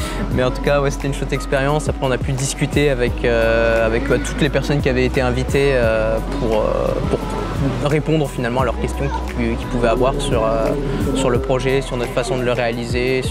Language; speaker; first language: French; native; French